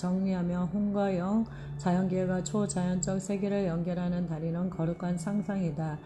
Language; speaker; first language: Korean; native; Korean